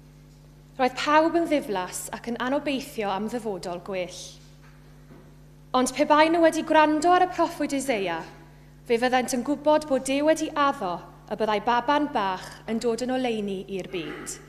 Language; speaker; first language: Welsh; native; Welsh